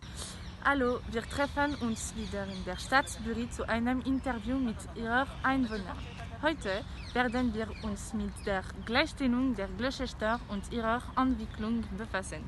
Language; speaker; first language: German; non-native, learner; French